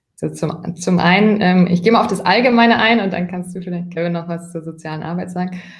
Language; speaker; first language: German; native; German